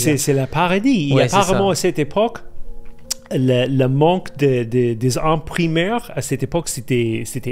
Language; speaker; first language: French; non-native, fluent; English